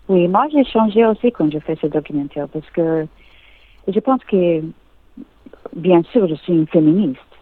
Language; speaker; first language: French; non-native, learner; English